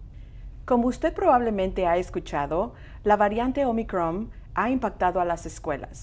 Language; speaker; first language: Spanish; native; Spanish